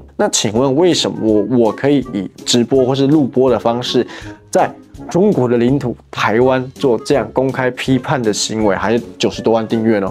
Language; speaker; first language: Chinese; native; Chinese